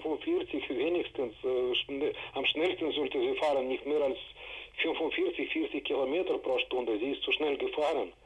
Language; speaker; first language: German; non-native, fluent; Russian